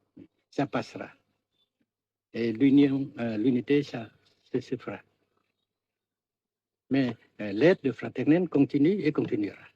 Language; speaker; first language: French; non-native, fluent; Vietnamese